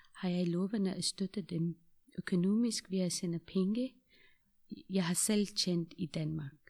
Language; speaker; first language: Danish; non-native, fluent; Persian